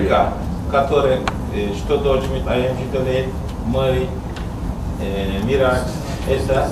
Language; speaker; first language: Russian; non-native, learner; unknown